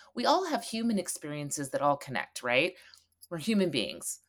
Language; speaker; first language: English; native; English